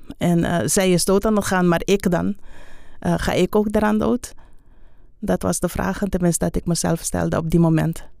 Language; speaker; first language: Dutch; non-native, local second language; Papiamento